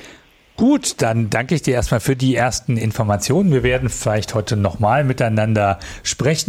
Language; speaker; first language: German; native; German